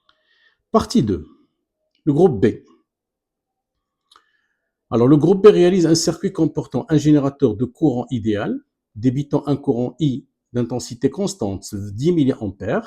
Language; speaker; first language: French; non-native, local second language; Arabic